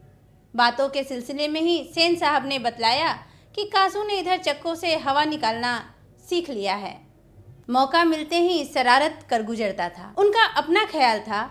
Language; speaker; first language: Hindi; native; Hindi